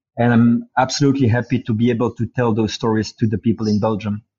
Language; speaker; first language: English; non-native, fluent; Dutch